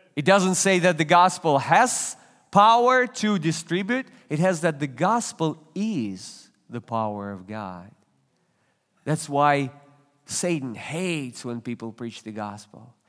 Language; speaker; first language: English; non-native, fluent; Russian